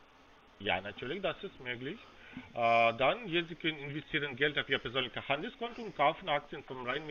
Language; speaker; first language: German; non-native, fluent; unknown